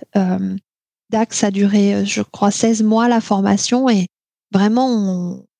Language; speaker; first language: French; native; French